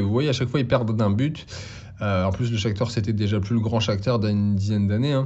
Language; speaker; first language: French; native; French